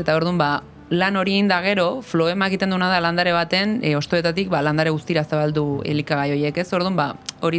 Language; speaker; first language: Basque; native; Basque